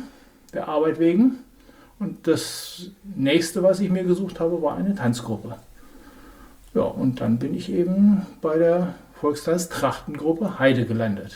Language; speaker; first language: German; native; German